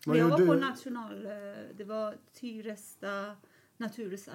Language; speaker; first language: Swedish; non-native, fluent; Persian